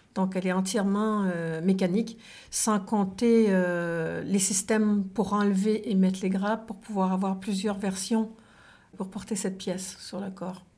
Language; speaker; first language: French; native; French